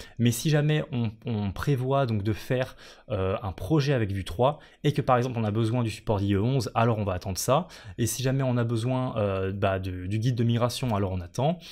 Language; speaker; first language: French; native; French